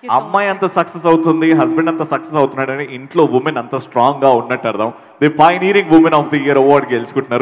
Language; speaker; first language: Telugu; native; Telugu